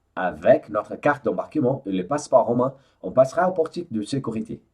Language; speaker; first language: French; non-native, fluent; Portuguese